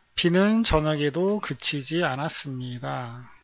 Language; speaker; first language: Korean; native; Korean